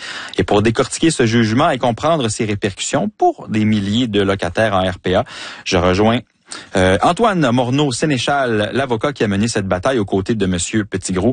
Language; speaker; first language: French; native; French